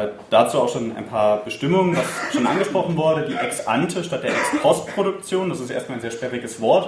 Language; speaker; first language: German; native; German